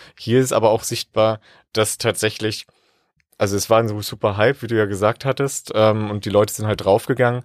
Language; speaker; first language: German; native; German